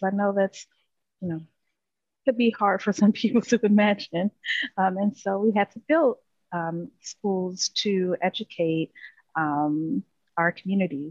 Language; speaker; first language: English; native; English